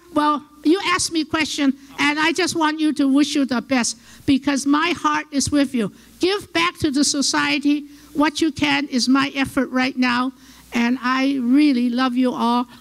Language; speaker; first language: English; early bilingual, other home language; Chinese